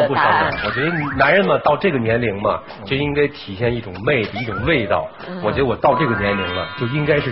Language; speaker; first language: Chinese; native; Chinese